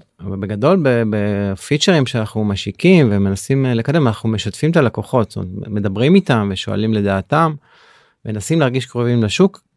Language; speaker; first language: Hebrew; native; Hebrew